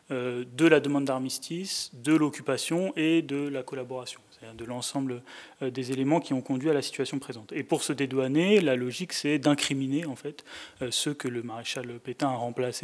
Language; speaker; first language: French; native; French